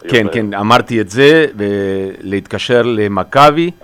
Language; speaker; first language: Hebrew; non-native, learner; Spanish